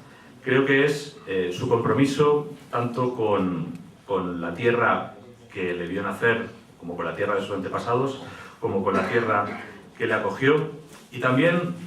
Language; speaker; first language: Spanish; native; Spanish